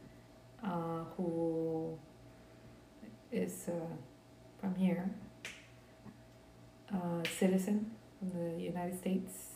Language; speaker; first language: English; early bilingual, other home language; Spanish